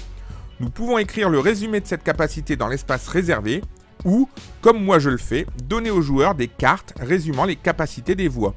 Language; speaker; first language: French; native; French